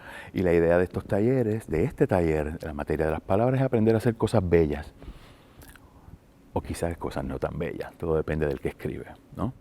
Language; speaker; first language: Spanish; native; Spanish